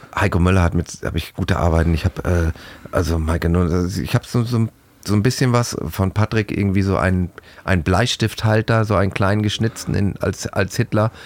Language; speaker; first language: German; native; German